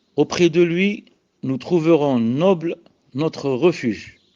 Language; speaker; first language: French; non-native, local second language; Arabic